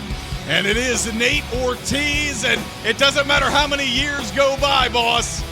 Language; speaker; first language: English; native; English